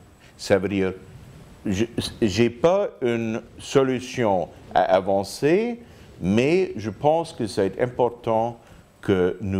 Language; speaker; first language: French; non-native, fluent; English